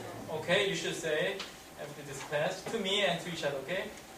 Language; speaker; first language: English; non-native, fluent; Korean